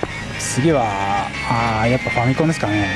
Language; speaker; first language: Japanese; native; Japanese